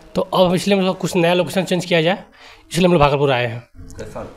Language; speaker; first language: Hindi; native; Hindi